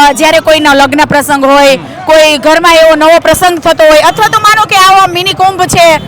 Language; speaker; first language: Gujarati; native; Gujarati